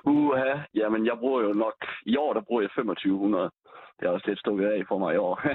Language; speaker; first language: Danish; native; Danish